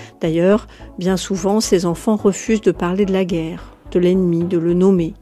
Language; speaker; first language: French; native; French